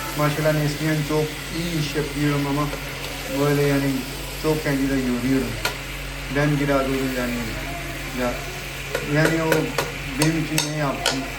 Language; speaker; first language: Turkish; non-native, learner; Urdu